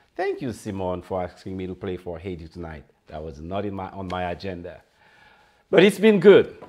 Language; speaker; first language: English; non-native, fluent; Haitian Creole